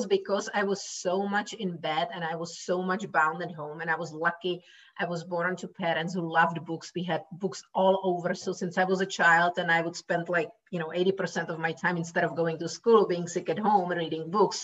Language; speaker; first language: English; non-native, fluent; Czech